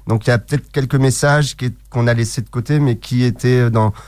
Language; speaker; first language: French; native; French